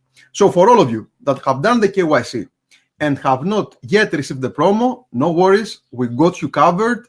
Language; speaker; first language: English; non-native, fluent; Greek